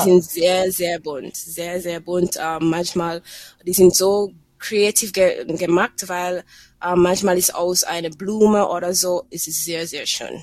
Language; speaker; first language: German; non-native, fluent; English